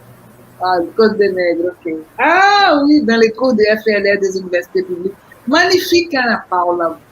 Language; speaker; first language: French; non-native, fluent; Portuguese